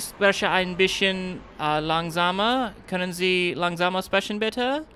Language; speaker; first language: German; non-native, learner; English